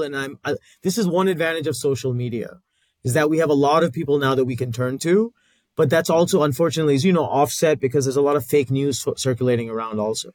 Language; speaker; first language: English; native; English